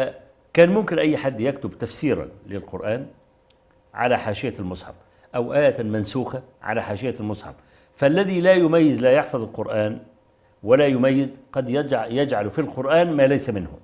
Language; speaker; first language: Arabic; native; Arabic